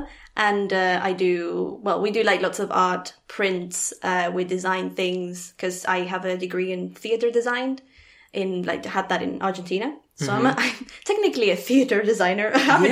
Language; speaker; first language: English; non-native, fluent; Spanish